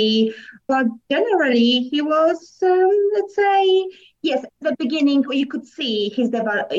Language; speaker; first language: English; non-native, learner; Polish